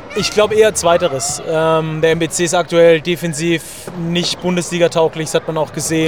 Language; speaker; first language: German; native; German